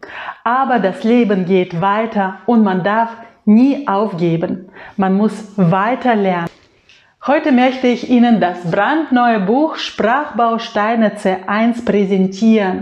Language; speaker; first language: German; non-native, fluent; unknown